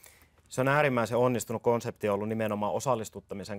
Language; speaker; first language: Finnish; native; Finnish